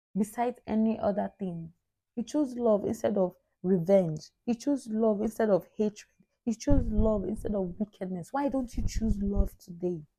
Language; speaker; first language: English; non-native, local second language; Igbo